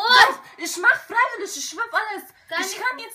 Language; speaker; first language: German; early bilingual, other home language; Romany